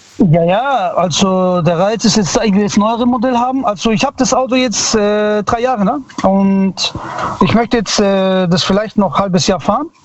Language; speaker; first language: German; early bilingual, other home language; Italian